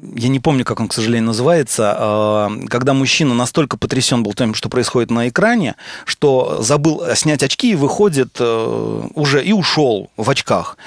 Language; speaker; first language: Russian; native; Russian